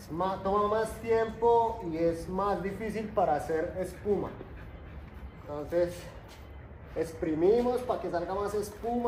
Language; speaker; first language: Spanish; native; Spanish